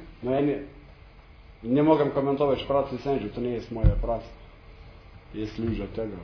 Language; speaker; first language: Polish; non-native, fluent; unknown